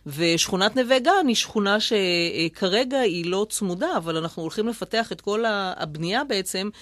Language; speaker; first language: Hebrew; native; Hebrew